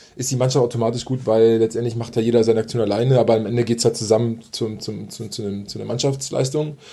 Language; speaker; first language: German; native; German